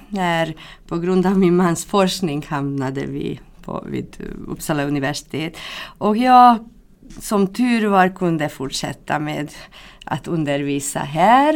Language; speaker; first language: Swedish; non-native, fluent; Hungarian